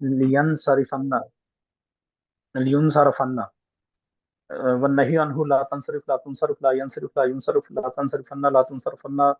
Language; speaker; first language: Arabic; non-native, learner; Urdu